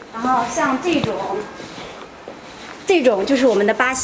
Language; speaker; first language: Chinese; native; Chinese